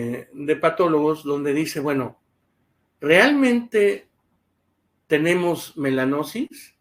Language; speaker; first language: Spanish; native; Spanish